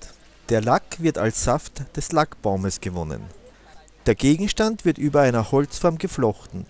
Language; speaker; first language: German; native; German